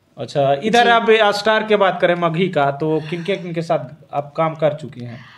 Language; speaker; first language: Hindi; native; Hindi